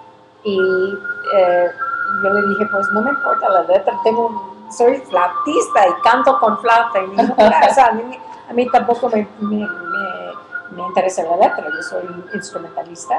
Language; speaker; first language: Spanish; early bilingual, heritage; English